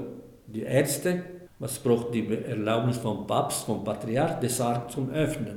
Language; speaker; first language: German; non-native, fluent; Arabic